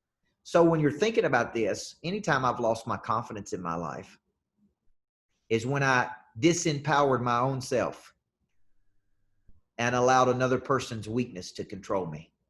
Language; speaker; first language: English; native; English